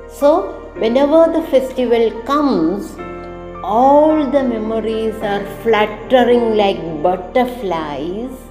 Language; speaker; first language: English; non-native, local second language; Malayalam